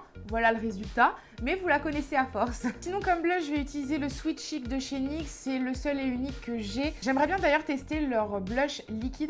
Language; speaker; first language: French; native; French